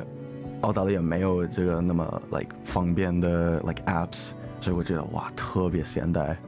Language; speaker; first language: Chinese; early bilingual, heritage; English